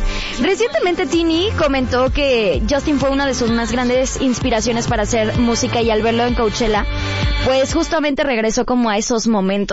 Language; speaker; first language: Spanish; native; Spanish